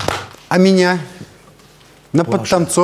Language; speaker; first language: Russian; native; Russian